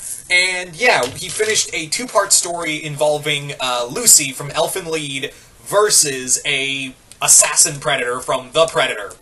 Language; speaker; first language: English; native; English